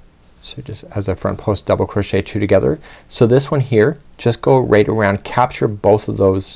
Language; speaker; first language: English; native; English